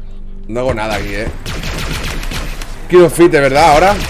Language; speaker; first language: Spanish; native; Spanish